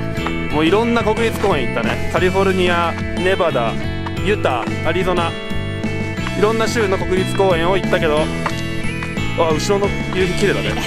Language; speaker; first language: Japanese; native; Japanese